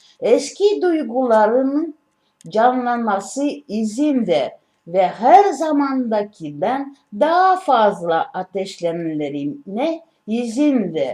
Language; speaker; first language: Turkish; non-native, learner; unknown